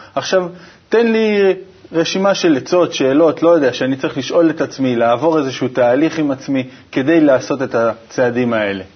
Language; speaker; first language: Hebrew; native; Hebrew